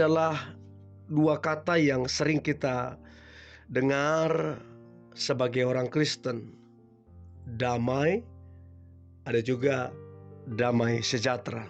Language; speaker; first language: Indonesian; native; Indonesian